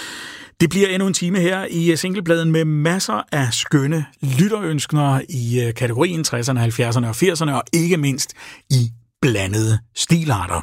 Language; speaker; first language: Danish; native; Danish